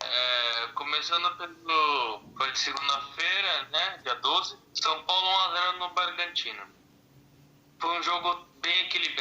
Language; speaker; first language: Portuguese; native; Portuguese